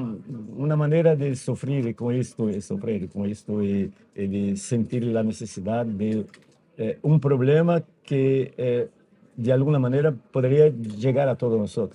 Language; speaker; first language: Spanish; non-native, fluent; Portuguese